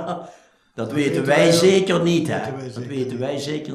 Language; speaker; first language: Dutch; native; Dutch